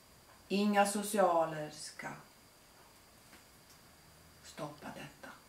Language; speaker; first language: Swedish; non-native, fluent; Latvian